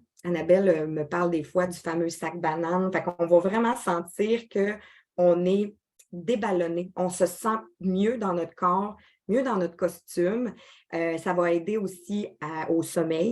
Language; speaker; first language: French; native; French